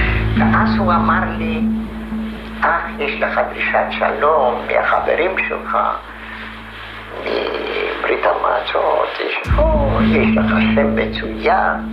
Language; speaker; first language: Hebrew; non-native, fluent; Polish